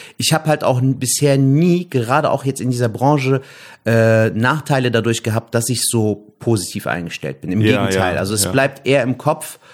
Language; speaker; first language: German; native; German